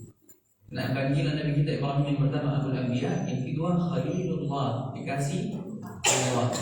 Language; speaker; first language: Indonesian; non-native, fluent; Arabic